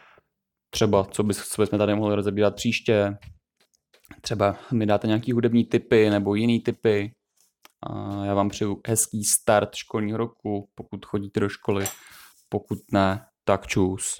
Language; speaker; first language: Czech; native; Czech